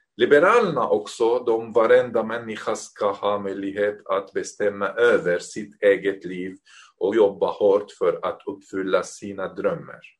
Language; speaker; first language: Swedish; non-native, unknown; Arabic